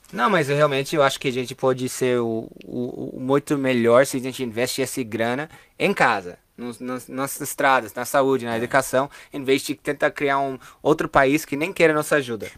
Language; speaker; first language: Portuguese; non-native, fluent; English